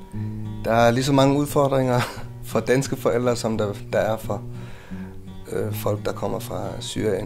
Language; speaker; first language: Danish; early bilingual, other home language; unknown